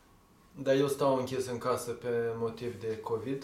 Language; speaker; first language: Romanian; native; Romanian